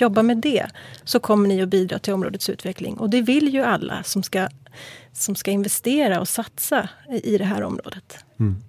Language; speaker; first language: Swedish; native; Swedish